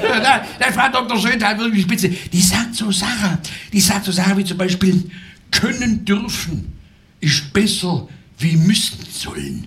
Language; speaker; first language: German; native; German